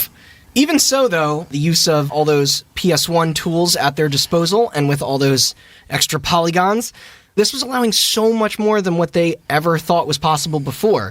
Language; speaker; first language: English; native; English